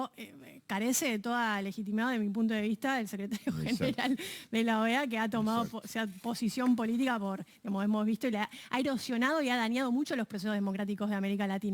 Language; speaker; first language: Spanish; native; Spanish